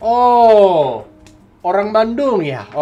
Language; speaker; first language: Indonesian; non-native, fluent; English